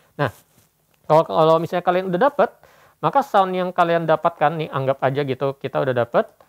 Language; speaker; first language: Indonesian; native; Indonesian